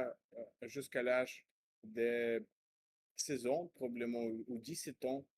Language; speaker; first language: French; non-native, learner; Russian